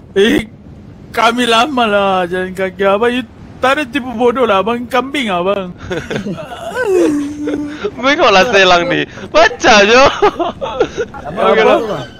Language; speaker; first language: Malay; native; Malay